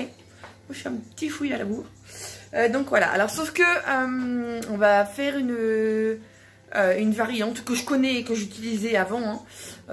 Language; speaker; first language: French; native; French